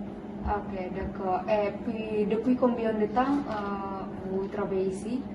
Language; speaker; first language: French; non-native, learner; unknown